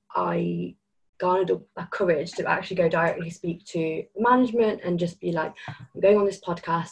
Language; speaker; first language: English; native; English